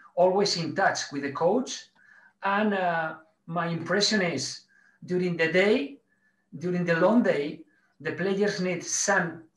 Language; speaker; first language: English; non-native, learner; Spanish